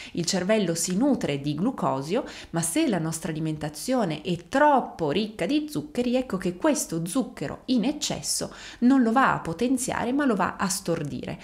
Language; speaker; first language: Italian; native; Italian